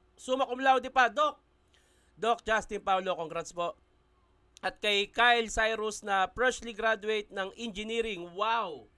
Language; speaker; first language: Filipino; native; Filipino